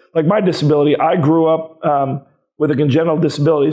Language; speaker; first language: English; native; English